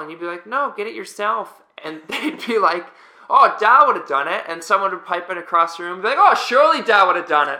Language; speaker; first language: English; native; English